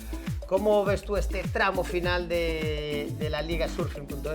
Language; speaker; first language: Spanish; native; Spanish